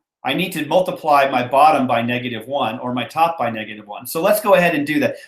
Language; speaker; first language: English; native; English